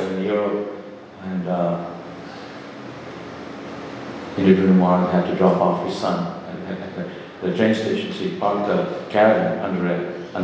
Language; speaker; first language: English; non-native, local second language; Bangla